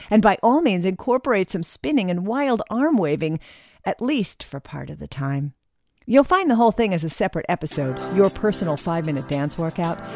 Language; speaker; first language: English; native; English